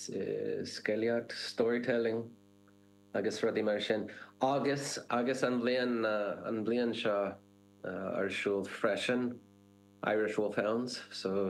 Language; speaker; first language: Irish; non-native, learner; English